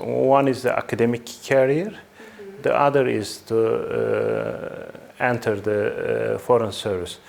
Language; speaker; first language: English; non-native, fluent; Turkish